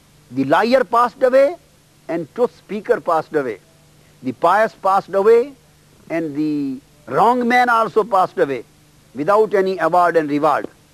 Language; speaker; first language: English; non-native, local second language; Punjabi